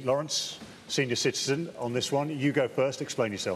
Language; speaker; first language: English; native; English